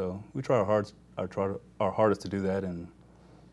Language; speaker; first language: English; native; English